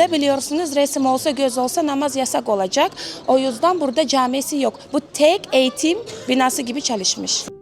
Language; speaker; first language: Turkish; non-native, learner; Uzbek